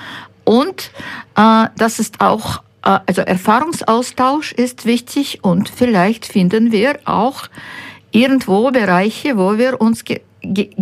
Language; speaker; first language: German; non-native, fluent; Ukrainian